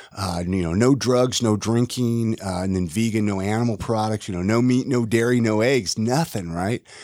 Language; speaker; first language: English; native; English